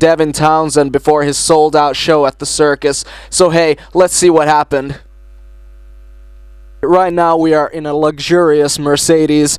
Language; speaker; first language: English; non-native, fluent; Finnish